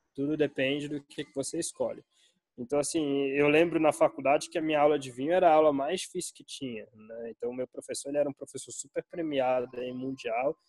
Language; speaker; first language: Portuguese; native; Portuguese